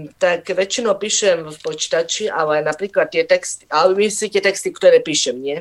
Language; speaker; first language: Slovak; non-native, local second language; Rusyn